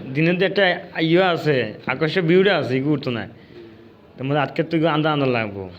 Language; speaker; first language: Bangla; non-native, local second language; Sylheti